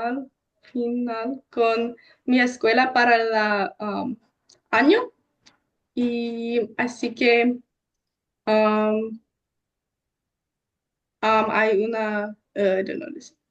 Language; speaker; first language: Spanish; non-native, learner; English